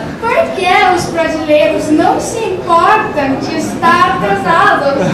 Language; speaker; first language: Portuguese; non-native, fluent; Korean